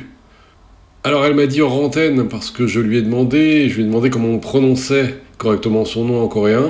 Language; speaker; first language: French; native; French